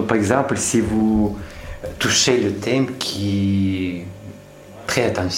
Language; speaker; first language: French; non-native, learner; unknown